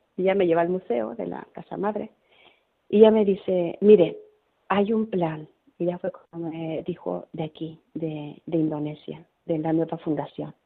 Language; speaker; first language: Spanish; native; Spanish